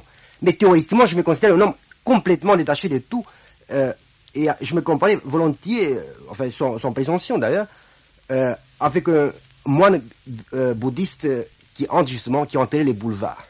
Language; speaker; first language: French; non-native, fluent; Romanian